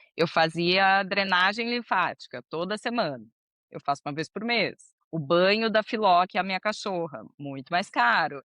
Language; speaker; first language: Portuguese; native; Portuguese